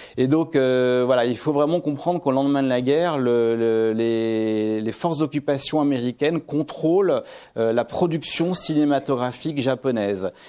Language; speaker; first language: French; native; French